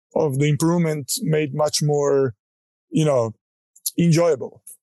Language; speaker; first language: English; non-native, fluent; Croatian